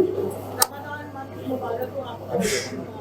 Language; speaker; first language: Hindi; native; Hindi